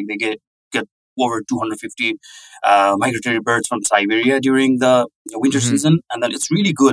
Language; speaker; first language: English; non-native, local second language; Nepali